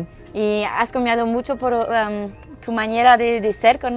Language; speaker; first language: Spanish; non-native, learner; French